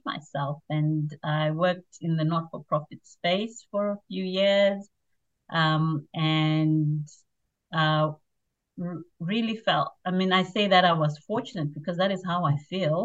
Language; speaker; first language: English; non-native, local second language; Shona